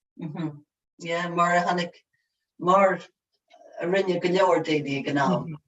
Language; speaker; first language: Irish; non-native, local second language; English